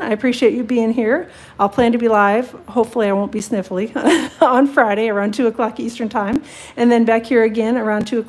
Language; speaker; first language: English; native; English